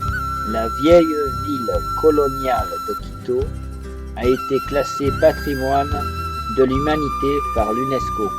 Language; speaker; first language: French; native; French